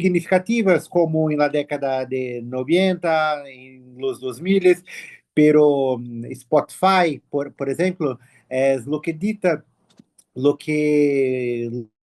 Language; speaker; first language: Spanish; non-native, learner; Portuguese